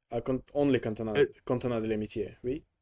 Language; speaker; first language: French; non-native, learner; Russian